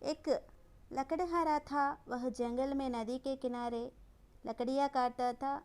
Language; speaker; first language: Hindi; non-native, local second language; Telugu